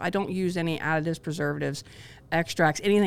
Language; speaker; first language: English; native; English